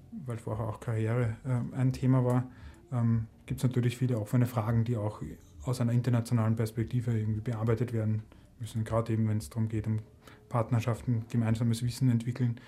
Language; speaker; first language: German; native; German